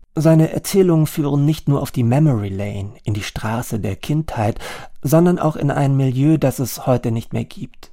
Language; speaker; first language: German; native; German